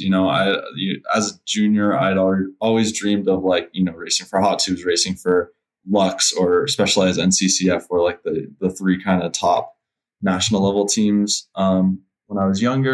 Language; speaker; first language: English; native; English